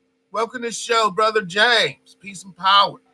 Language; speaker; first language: English; native; English